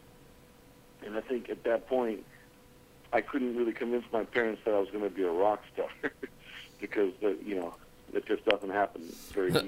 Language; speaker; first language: English; native; English